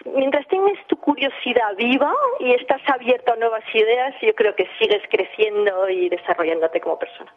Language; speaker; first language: Spanish; early bilingual, heritage; English